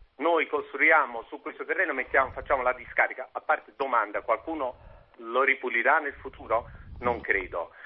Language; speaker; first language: Italian; native; Italian